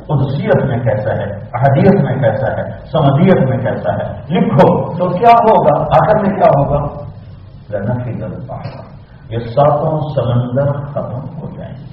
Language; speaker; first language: Urdu; non-native, local second language; Punjabi